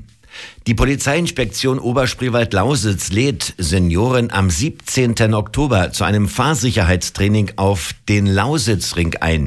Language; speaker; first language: German; native; German